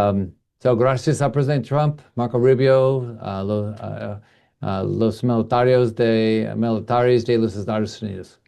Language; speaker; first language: Spanish; non-native, learner; English